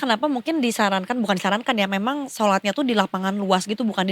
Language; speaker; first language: Indonesian; native; Indonesian